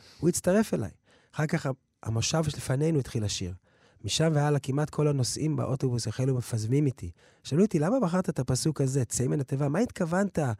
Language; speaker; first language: Hebrew; early bilingual, other home language; English